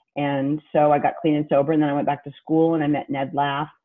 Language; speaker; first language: English; native; English